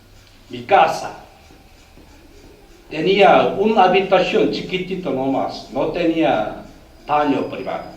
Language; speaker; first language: Spanish; non-native, learner; Korean